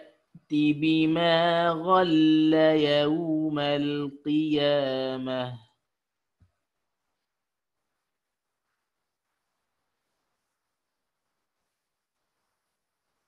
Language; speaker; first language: Arabic; non-native, fluent; Indonesian